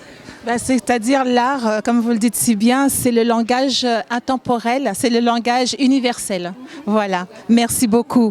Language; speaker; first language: French; native; French